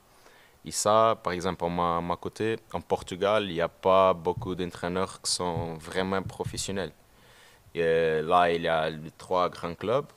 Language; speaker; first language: French; non-native, learner; Portuguese